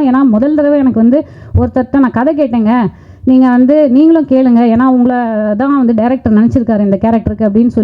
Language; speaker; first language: Tamil; native; Tamil